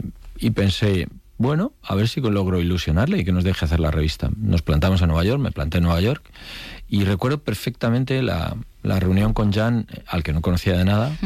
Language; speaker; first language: Spanish; native; Spanish